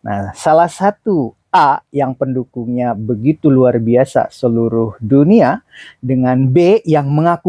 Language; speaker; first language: Indonesian; native; Indonesian